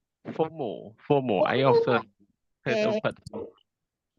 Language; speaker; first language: English; non-native, learner; Indonesian